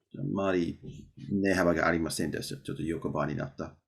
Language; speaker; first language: Japanese; non-native, learner; English